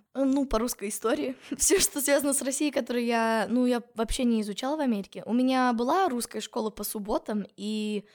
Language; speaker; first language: Russian; non-native, fluent; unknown